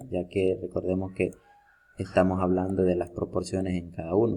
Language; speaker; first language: Spanish; native; Spanish